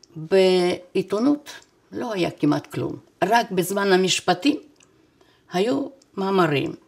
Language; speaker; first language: Hebrew; non-native, fluent; Russian